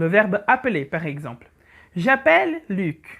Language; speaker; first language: French; non-native, fluent; Portuguese